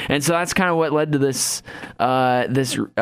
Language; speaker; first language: English; native; English